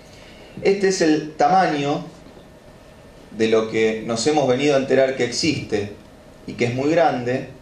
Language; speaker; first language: Spanish; native; Spanish